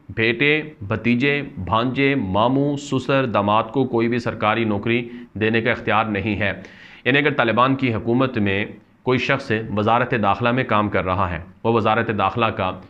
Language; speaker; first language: Urdu; native; Urdu